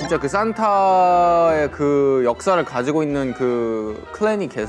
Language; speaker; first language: Korean; native; Korean